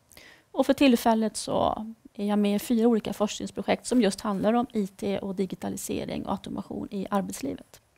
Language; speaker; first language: Swedish; native; Swedish